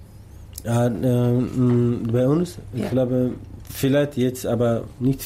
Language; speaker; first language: German; non-native, learner; Tamasheq